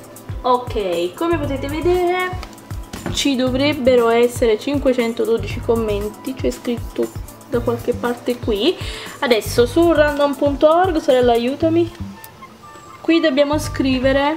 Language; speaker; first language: Italian; native; Italian